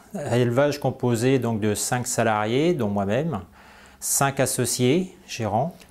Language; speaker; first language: French; native; French